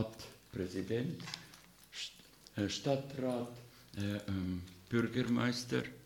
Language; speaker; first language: German; non-native, fluent; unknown